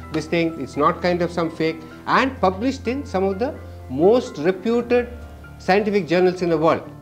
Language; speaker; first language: English; non-native, local second language; Kannada